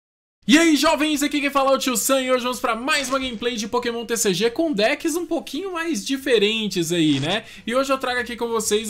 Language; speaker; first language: Portuguese; native; Portuguese